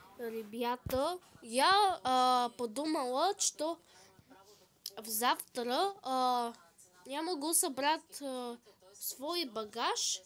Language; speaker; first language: Russian; non-native, learner; Bulgarian